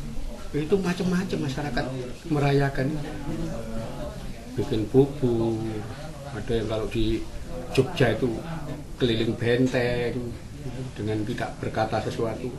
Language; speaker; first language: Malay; non-native, local second language; Javanese